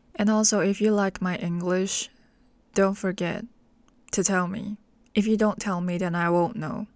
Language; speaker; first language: English; non-native, local second language; Cantonese